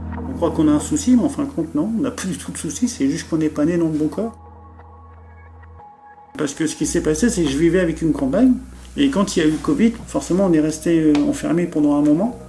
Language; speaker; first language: French; native; French